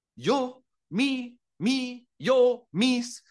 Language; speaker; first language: Spanish; non-native, fluent; German